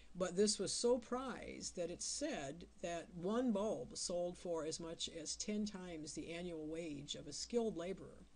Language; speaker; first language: English; native; English